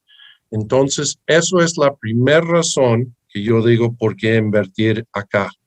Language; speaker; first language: Spanish; early bilingual, heritage; English